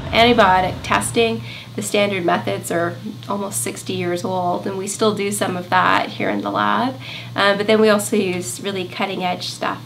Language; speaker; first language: English; native; English